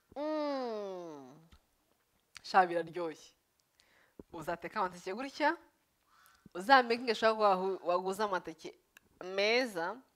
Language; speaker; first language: Kinyarwanda; early bilingual, heritage; Kinyarwanda